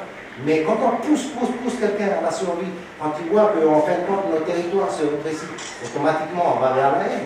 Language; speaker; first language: French; native; French